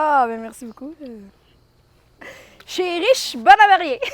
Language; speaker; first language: French; native; French